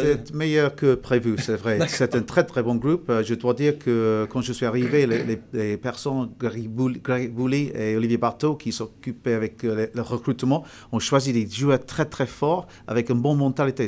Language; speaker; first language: French; non-native, fluent; English